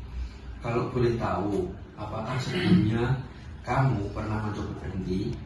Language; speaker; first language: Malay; non-native, fluent; Indonesian